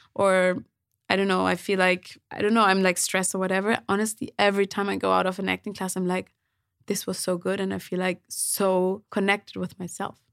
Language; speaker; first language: English; non-native, fluent; German